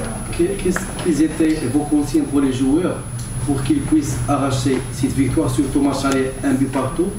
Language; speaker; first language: French; non-native, local second language; Arabic